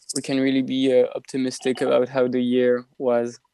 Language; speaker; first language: English; non-native, fluent; French